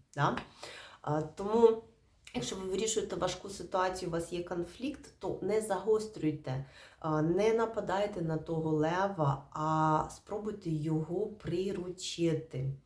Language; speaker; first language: Ukrainian; native; Ukrainian